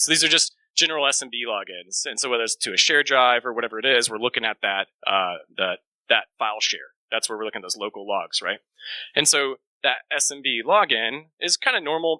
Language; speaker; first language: English; native; English